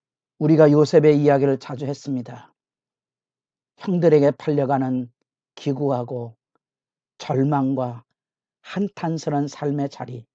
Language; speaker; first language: Korean; native; Korean